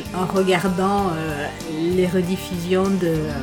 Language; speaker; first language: French; non-native, local second language; Fula